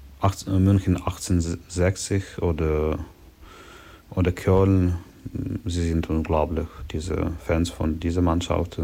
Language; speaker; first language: German; non-native, learner; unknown